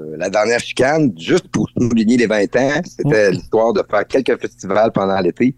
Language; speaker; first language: French; native; French